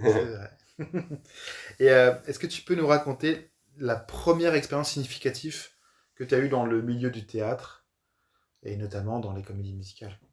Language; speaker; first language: French; native; French